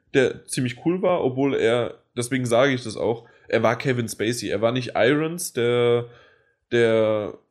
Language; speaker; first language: German; native; German